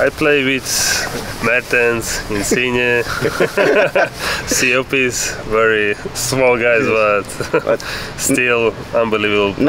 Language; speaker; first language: English; non-native, learner; Slovak